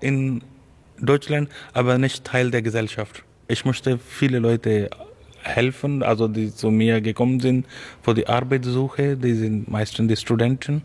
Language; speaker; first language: German; non-native, learner; Urdu